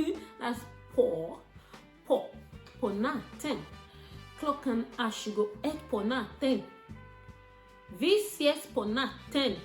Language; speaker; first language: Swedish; non-native, learner; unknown